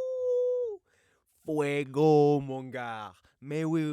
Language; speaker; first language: French; non-native, fluent; English